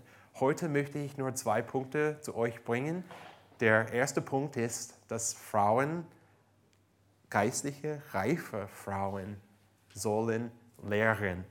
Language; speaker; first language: German; non-native, fluent; English